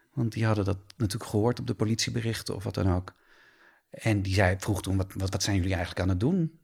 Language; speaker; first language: Dutch; native; Dutch